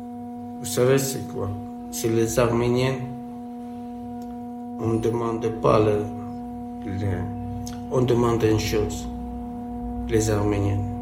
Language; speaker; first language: French; non-native, learner; Armenian